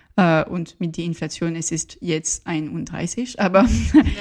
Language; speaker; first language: German; non-native, learner; French